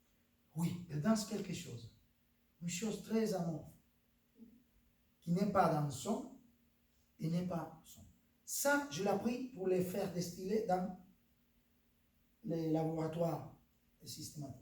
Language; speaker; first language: French; non-native, fluent; Spanish